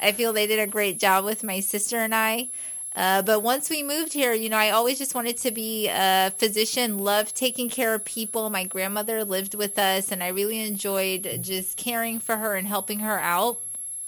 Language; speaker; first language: English; native; English